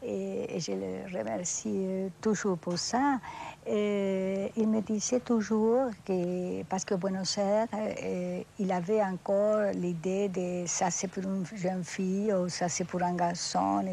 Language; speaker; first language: French; non-native, fluent; Spanish